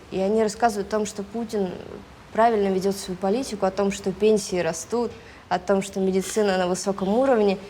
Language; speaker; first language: Russian; native; Russian